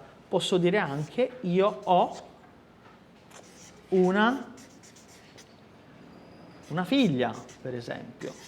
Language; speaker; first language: Italian; non-native, fluent; Portuguese